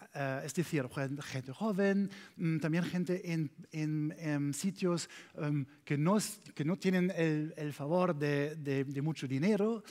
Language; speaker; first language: Spanish; non-native, learner; German